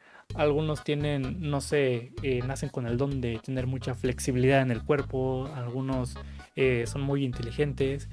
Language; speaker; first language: Spanish; native; Spanish